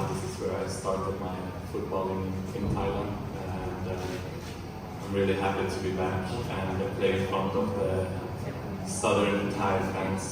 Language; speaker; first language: English; early bilingual, heritage; English